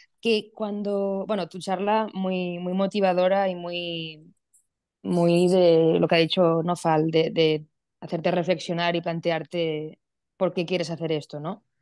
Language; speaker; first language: Spanish; native; Spanish